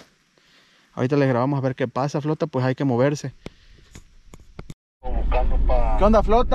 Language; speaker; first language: Spanish; native; Spanish